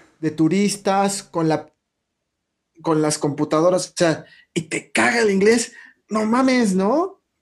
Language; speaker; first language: Spanish; native; Spanish